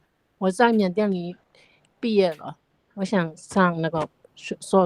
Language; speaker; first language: Chinese; non-native, local second language; Burmese